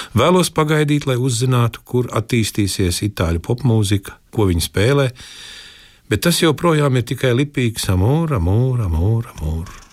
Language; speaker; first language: Latvian; native; Latvian